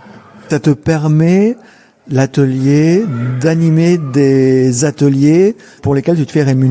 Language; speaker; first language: French; native; French